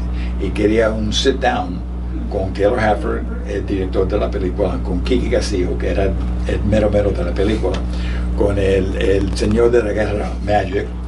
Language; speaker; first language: Spanish; early bilingual, heritage; Spanish